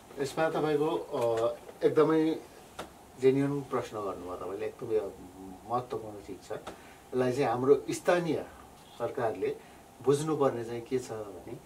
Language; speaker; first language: Nepali; native; Nepali